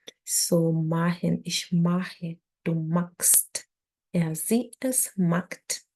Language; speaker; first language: German; non-native, learner; English